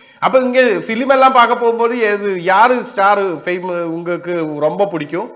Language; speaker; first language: Tamil; non-native, learner; Malayalam